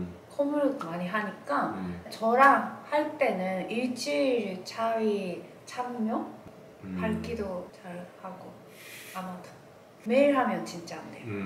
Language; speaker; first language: Korean; non-native, learner; Japanese